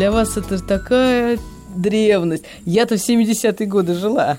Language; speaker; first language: Russian; native; Russian